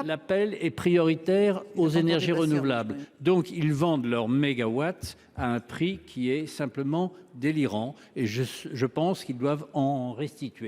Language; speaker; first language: French; native; French